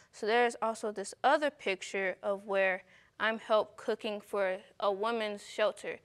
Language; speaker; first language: English; native; English